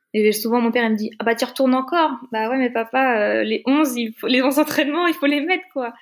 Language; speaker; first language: French; native; French